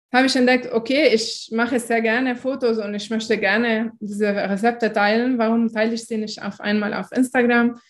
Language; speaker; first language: German; non-native, fluent; Arabic